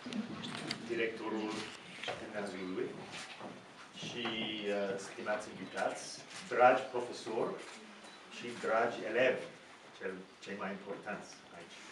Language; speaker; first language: Romanian; non-native, learner; English